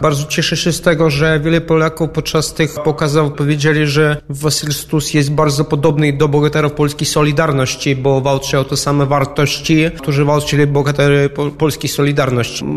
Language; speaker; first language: Polish; non-native, fluent; Ukrainian